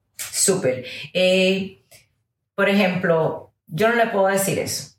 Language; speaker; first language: Spanish; early bilingual, heritage; Spanish